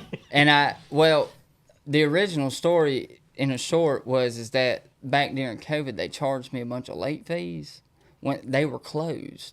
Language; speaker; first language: English; native; English